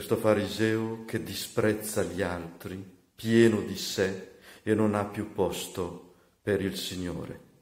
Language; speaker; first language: Italian; non-native, fluent; Malagasy